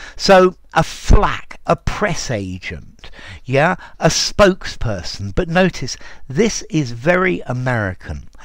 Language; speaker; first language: English; native; English